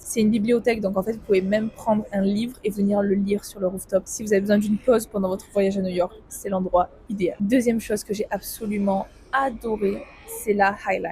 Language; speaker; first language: French; native; French